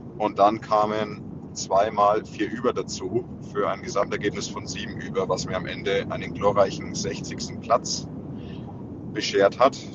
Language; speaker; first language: German; native; German